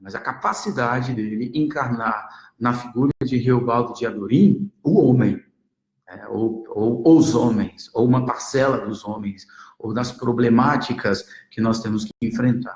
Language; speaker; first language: Portuguese; native; Portuguese